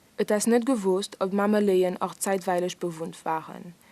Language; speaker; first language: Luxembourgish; non-native, learner; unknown